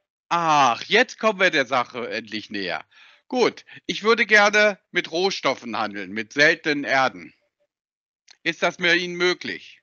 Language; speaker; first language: German; native; German